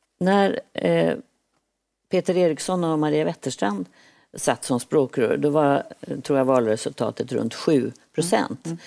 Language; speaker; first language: Swedish; native; Swedish